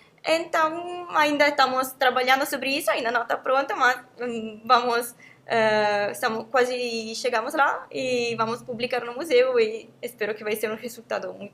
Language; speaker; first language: Portuguese; non-native, fluent; Italian